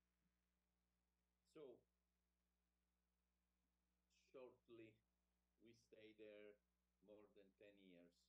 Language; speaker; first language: English; non-native, fluent; Italian